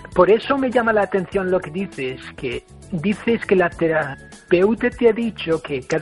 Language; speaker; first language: Spanish; non-native, fluent; English